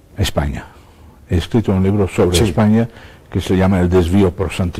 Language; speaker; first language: Spanish; non-native, fluent; Dutch